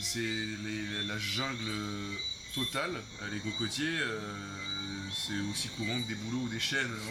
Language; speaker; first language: French; native; French